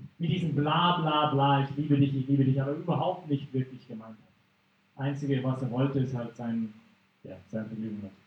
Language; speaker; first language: German; non-native, fluent; English